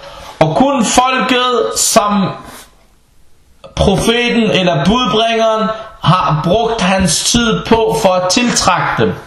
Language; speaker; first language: Danish; early bilingual, other home language; Arabic